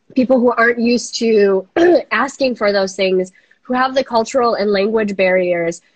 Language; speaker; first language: English; native; English